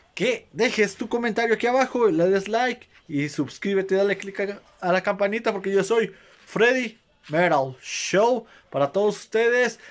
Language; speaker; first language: Spanish; native; Spanish